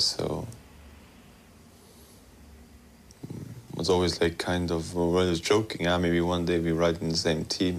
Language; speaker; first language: English; non-native, fluent; Luxembourgish